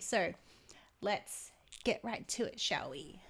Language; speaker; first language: English; native; English